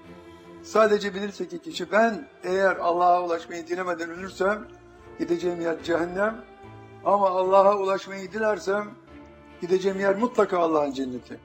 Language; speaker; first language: Turkish; native; Turkish